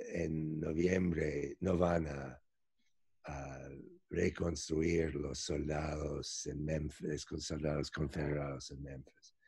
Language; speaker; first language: Spanish; non-native, fluent; English